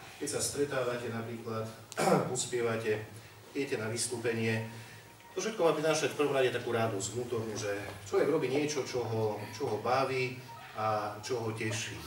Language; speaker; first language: Slovak; native; Slovak